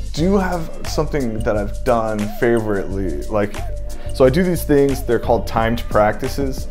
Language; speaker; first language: English; native; English